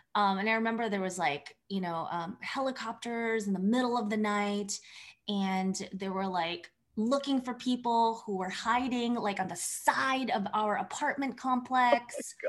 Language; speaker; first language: English; early bilingual, other home language; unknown